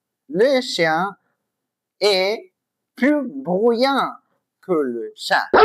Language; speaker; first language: French; non-native, fluent; Spanish